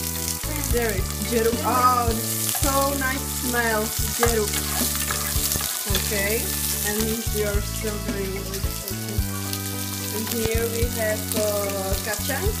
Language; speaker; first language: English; non-native, learner; Czech